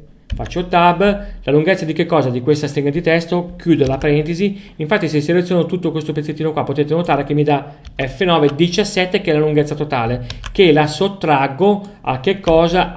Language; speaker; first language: Italian; native; Italian